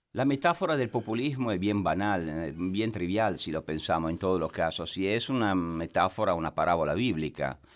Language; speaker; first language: Spanish; non-native, fluent; Italian